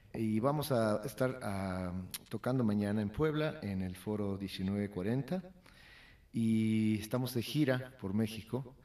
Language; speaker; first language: Spanish; native; Spanish